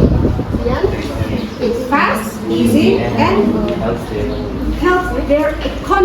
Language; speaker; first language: English; non-native, fluent; Indonesian